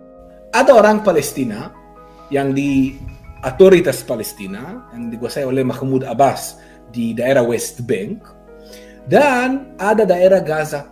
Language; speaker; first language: Indonesian; non-native, fluent; Hebrew